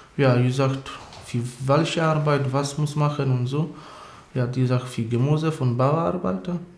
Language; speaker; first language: German; non-native, learner; Polish